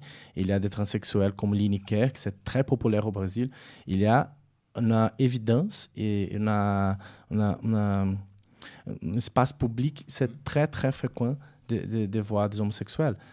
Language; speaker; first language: French; non-native, fluent; Portuguese